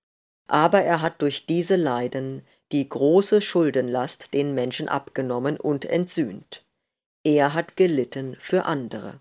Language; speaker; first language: German; native; German